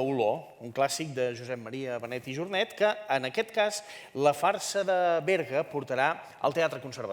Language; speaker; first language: Catalan; native; Catalan